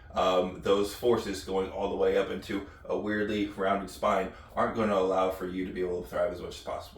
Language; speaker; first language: English; native; English